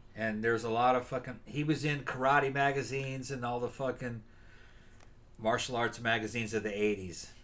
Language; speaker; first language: English; native; English